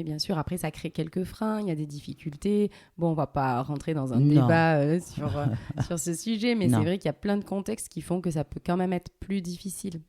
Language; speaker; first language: French; early bilingual, other home language; Arabic